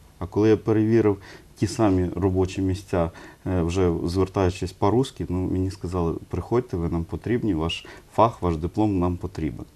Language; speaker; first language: Ukrainian; non-native, local second language; Russian